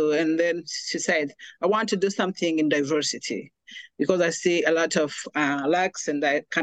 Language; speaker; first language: English; non-native, local second language; Kinyarwanda